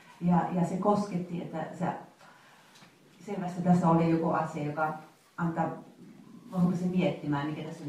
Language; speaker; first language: Finnish; non-native, fluent; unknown